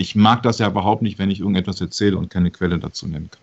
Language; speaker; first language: German; native; German